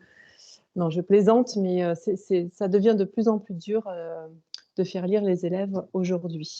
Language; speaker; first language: French; native; French